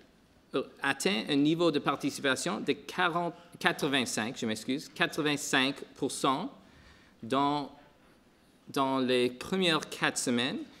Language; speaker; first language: French; non-native, local second language; English